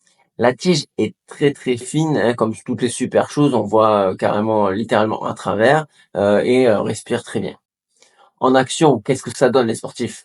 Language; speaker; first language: French; native; French